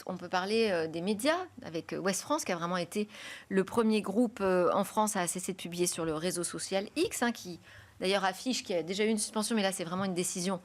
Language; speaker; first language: French; native; French